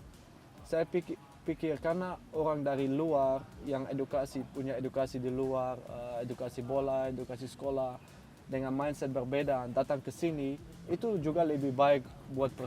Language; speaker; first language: Indonesian; non-native, fluent; Dutch